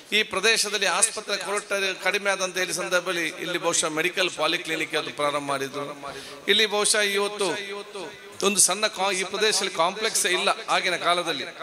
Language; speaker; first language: Kannada; non-native, local second language; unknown